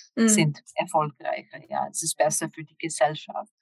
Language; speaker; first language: German; non-native, fluent; English